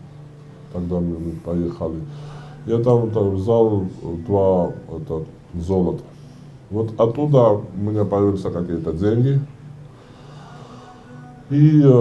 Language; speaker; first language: Russian; non-native, fluent; Georgian